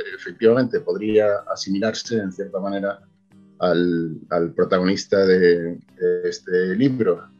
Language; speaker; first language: Spanish; native; Spanish